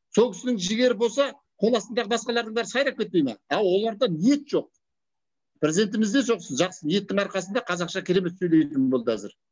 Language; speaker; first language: Kazakh; native; Kazakh